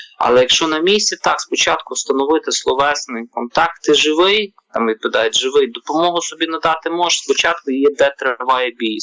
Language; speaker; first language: Ukrainian; native; Ukrainian